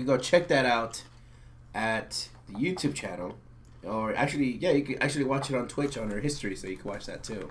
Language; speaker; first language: English; native; English